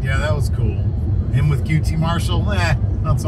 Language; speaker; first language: English; native; English